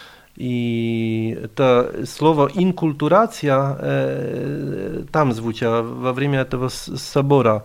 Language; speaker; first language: Russian; non-native, fluent; Polish